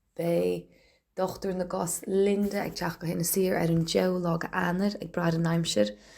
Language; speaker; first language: Irish; native; Irish